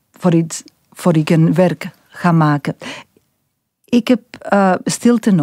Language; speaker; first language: Dutch; non-native, local second language; French